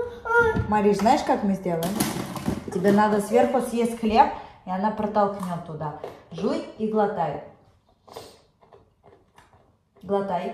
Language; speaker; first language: Russian; native; Russian